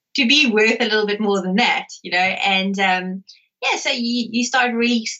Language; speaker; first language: English; native; English